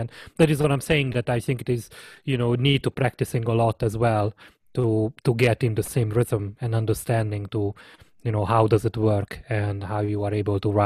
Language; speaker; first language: English; non-native, fluent; Hungarian